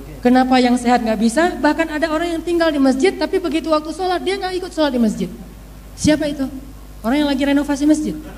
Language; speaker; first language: Indonesian; native; Indonesian